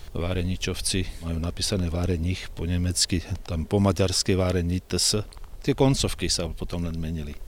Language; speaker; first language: Slovak; non-native, local second language; Croatian